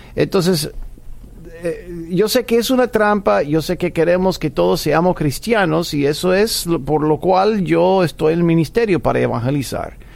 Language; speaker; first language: Spanish; non-native, fluent; English